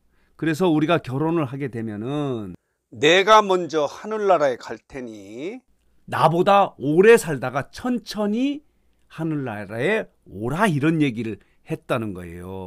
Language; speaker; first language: Korean; native; Korean